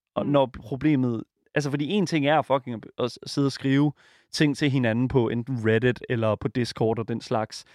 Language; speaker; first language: Danish; native; Danish